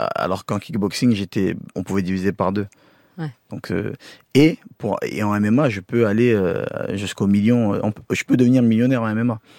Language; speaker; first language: French; early bilingual, other home language; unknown